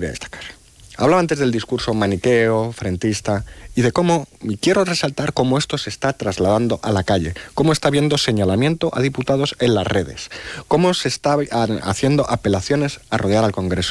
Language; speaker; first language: Spanish; native; Spanish